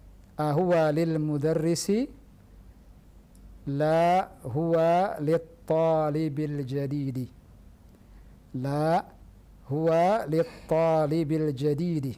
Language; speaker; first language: Arabic; non-native, fluent; Indonesian